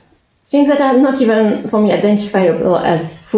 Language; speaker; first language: English; non-native, fluent; French